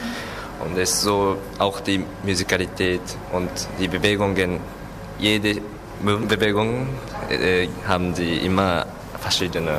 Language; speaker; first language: German; non-native, learner; Japanese